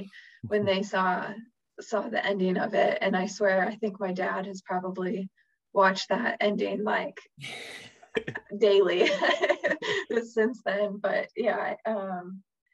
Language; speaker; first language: English; native; English